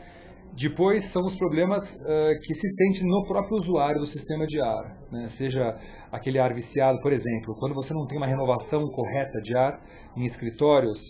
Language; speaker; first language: Portuguese; native; Portuguese